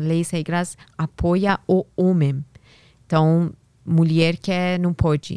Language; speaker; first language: Portuguese; non-native, learner; Persian